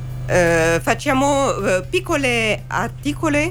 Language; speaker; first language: Italian; non-native, learner; French